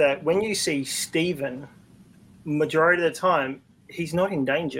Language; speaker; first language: English; native; English